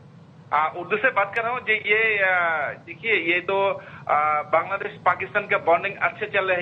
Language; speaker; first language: Hindi; non-native, learner; Bangla